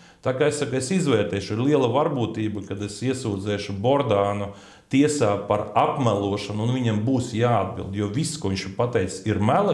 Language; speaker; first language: Latvian; native; Latvian